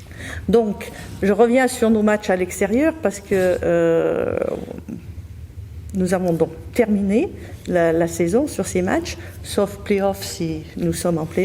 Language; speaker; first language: French; native; French